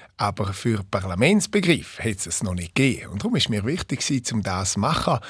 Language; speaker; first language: German; non-native, local second language; Romansh